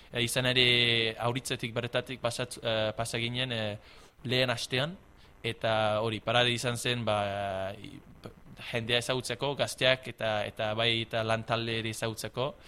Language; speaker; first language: Basque; non-native, fluent; English